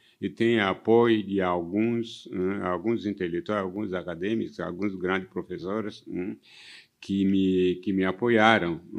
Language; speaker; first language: Portuguese; non-native, fluent; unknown